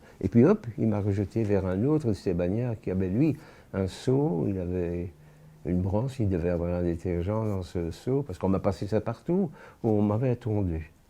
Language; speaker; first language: French; native; French